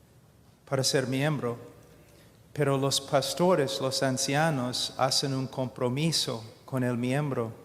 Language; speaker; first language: Spanish; non-native, fluent; English